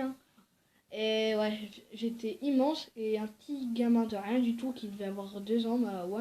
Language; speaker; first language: French; native; French